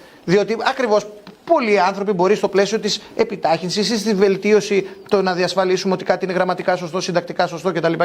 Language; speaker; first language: Greek; native; Greek